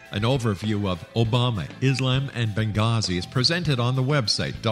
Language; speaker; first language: English; native; English